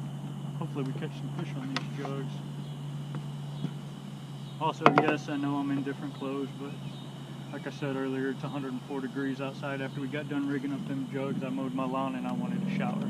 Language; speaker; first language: English; native; English